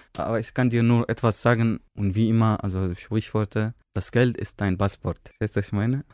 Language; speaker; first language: German; non-native, fluent; Arabic